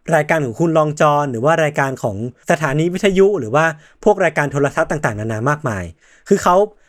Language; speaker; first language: Thai; native; Thai